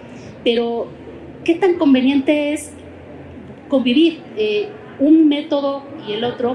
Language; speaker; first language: Spanish; native; Spanish